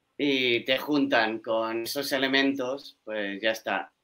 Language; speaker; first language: Spanish; native; Spanish